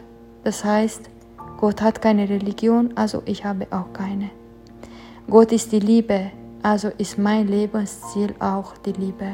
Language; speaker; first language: German; non-native, fluent; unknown